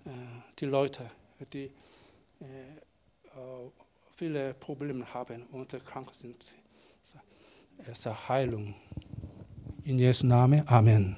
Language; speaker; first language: German; non-native, learner; Korean